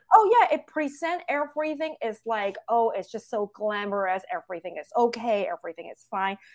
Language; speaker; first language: English; non-native, local second language; Cantonese